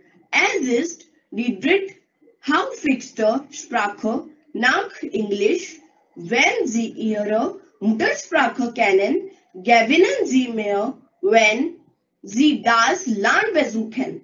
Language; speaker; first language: German; non-native, learner; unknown